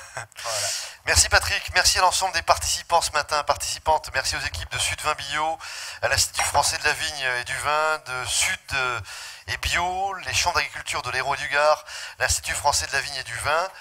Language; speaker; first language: French; native; French